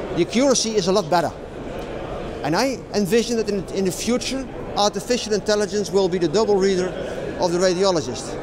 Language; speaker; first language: English; non-native, fluent; Dutch